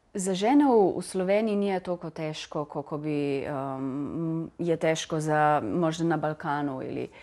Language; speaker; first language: Serbian; non-native, fluent; Slovenian